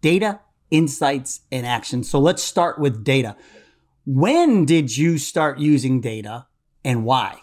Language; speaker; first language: English; native; English